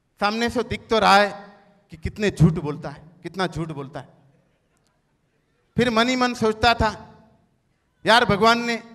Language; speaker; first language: Hindi; non-native, local second language; Marathi